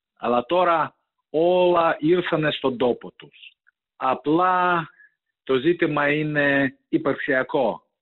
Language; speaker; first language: Greek; non-native, fluent; Ukrainian